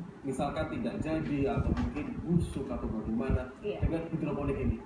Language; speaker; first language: Indonesian; native; Indonesian